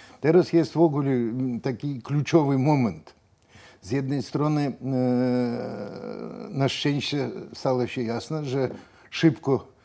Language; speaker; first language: Polish; non-native, fluent; Russian